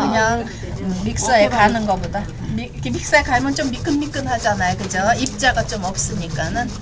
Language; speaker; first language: Korean; native; Korean